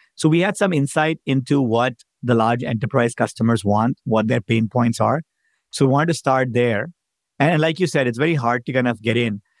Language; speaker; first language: English; non-native, local second language; Hindi